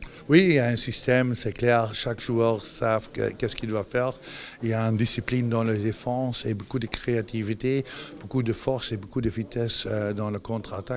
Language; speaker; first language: French; non-native, local second language; Dutch